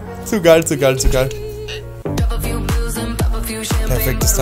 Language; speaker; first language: German; native; German